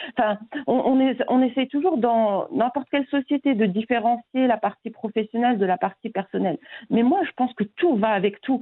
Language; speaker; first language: French; non-native, local second language; Arabic